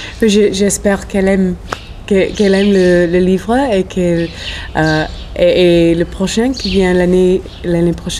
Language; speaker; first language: French; non-native, fluent; English